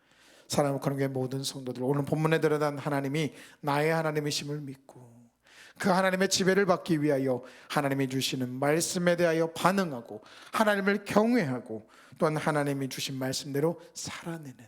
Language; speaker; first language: Korean; native; Korean